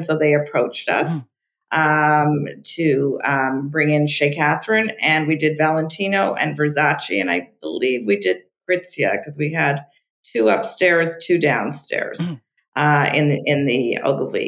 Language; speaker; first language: English; non-native, fluent; French